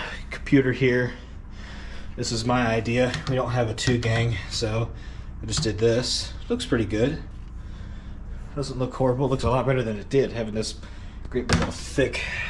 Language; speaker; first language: English; native; English